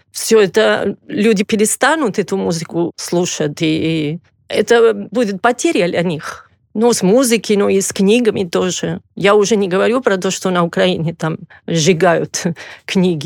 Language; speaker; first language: Russian; non-native, fluent; Catalan